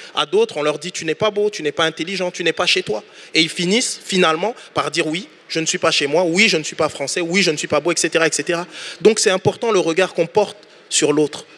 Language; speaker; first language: French; native; French